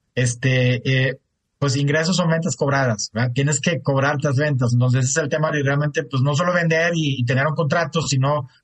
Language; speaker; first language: Spanish; non-native, fluent; German